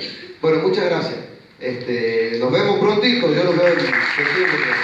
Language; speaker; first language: Spanish; native; Spanish